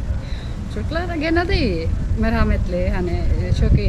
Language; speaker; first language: Turkish; non-native, fluent; Indonesian